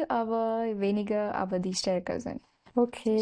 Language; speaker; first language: German; non-native, learner; Marathi